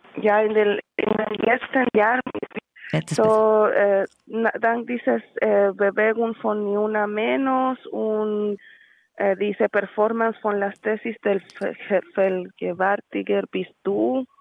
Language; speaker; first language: German; non-native, learner; Spanish